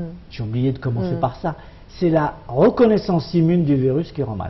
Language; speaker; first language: French; non-native, local second language; Arabic